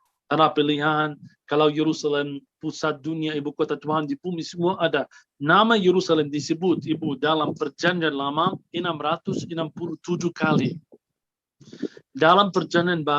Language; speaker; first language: Indonesian; non-native, fluent; Arabic